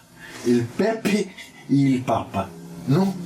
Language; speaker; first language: Spanish; non-native, learner; Portuguese